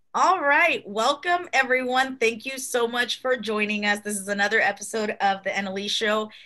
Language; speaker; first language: English; early bilingual, other home language; Spanish